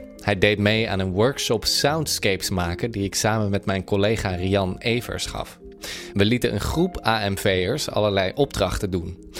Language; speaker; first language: Dutch; native; Dutch